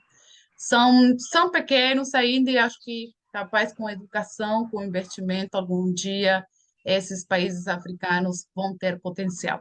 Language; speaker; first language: Portuguese; non-native, fluent; Spanish